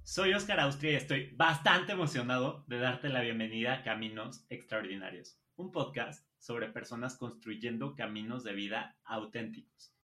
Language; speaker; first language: Spanish; native; Spanish